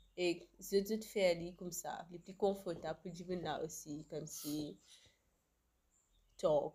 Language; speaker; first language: French; non-native, local second language; Morisyen